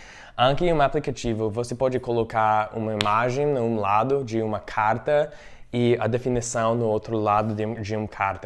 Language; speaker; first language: Portuguese; non-native, fluent; English